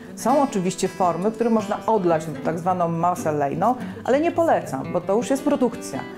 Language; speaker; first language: Polish; native; Polish